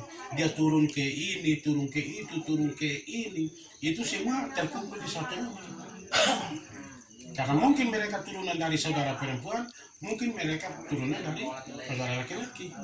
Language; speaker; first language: Indonesian; non-native, local second language; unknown